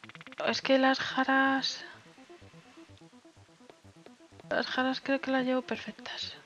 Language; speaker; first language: Spanish; native; Spanish